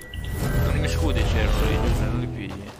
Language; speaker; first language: Italian; native; Italian